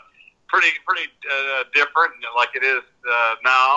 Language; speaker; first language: English; native; English